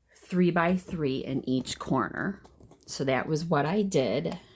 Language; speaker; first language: English; native; English